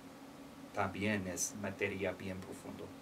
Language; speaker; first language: Spanish; non-native, learner; English